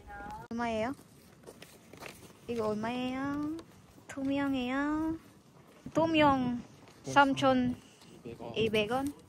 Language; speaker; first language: Korean; non-native, learner; Filipino